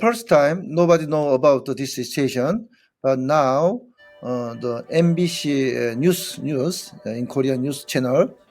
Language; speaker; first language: English; non-native, learner; Korean